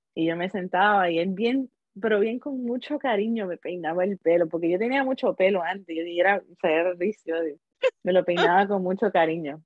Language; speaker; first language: Spanish; early bilingual, heritage; Spanish